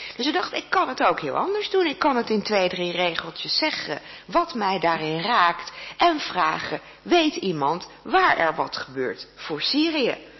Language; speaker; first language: Dutch; native; Dutch